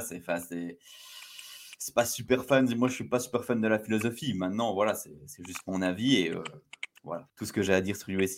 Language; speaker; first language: French; native; French